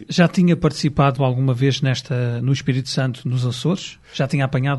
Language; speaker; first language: Portuguese; native; Portuguese